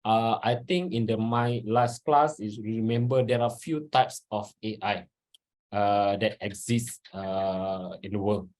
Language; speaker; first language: English; non-native, local second language; Malay